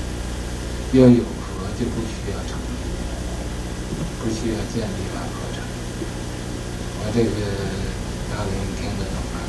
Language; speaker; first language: Chinese; native; Chinese